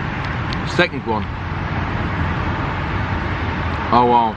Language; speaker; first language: English; non-native, learner; Bosnian